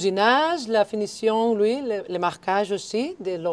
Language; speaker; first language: French; non-native, fluent; Spanish